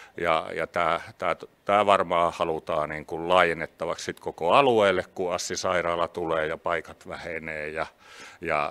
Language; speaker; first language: Finnish; native; Finnish